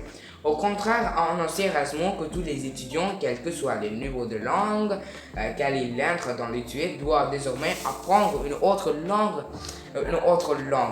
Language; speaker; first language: French; non-native, learner; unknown